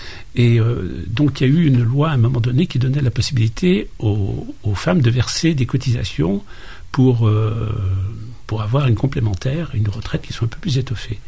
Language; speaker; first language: French; native; French